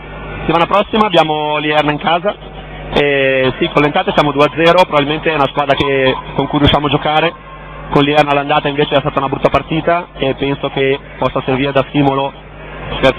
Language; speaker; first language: Italian; native; Italian